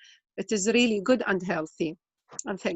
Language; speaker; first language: English; non-native, learner; Arabic